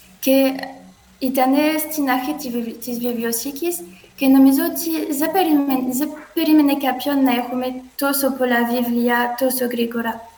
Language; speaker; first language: Greek; non-native, learner; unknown